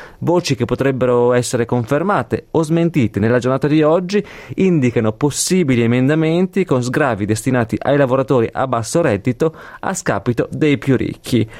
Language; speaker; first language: Italian; native; Italian